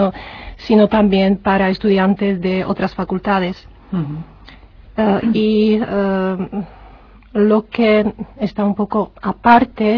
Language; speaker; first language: Spanish; non-native, fluent; Czech